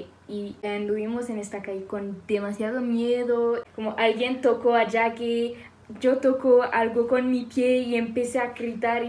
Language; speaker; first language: Spanish; non-native, fluent; French